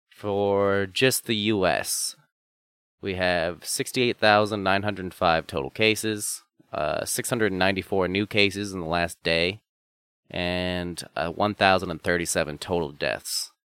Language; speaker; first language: English; native; English